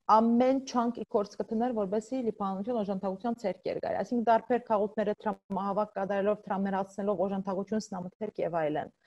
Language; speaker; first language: Armenian; early bilingual, heritage; Armenian